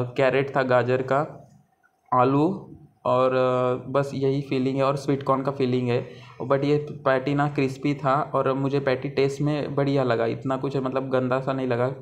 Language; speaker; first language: Hindi; non-native, local second language; Marathi